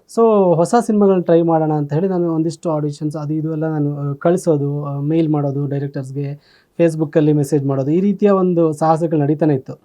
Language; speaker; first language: Kannada; native; Kannada